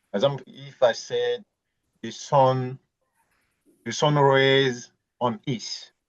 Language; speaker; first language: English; non-native, learner; French